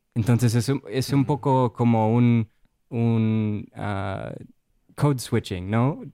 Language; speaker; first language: Spanish; non-native, fluent; English